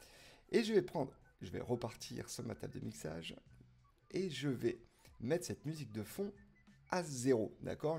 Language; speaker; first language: French; native; French